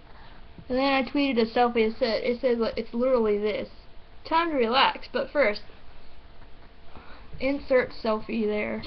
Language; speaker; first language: English; native; English